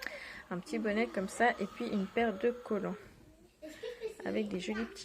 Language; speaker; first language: French; native; French